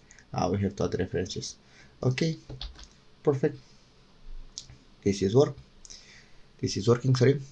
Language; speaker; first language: English; non-native, fluent; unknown